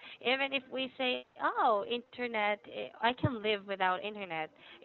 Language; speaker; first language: English; non-native, fluent; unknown